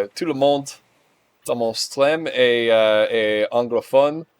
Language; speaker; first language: French; non-native, learner; English